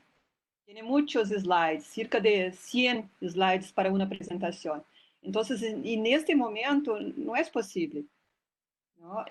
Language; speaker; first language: Spanish; non-native, fluent; Portuguese